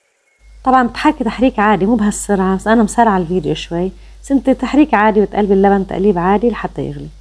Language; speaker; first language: Arabic; native; Arabic